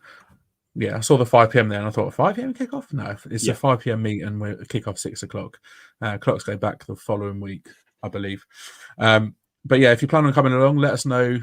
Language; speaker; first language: English; native; English